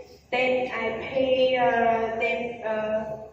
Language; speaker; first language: English; non-native, learner; Vietnamese